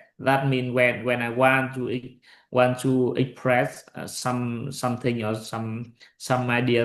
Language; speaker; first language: English; non-native, learner; Vietnamese